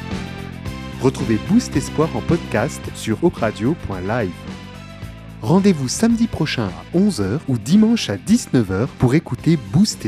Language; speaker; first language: French; native; French